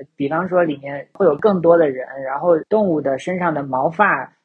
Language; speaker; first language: Chinese; native; Chinese